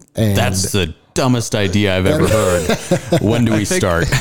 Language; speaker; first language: English; native; English